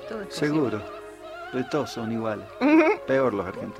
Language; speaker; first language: Spanish; native; Spanish